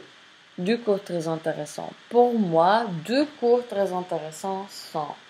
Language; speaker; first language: French; non-native, fluent; English